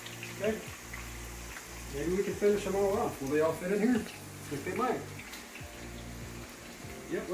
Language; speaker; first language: English; native; English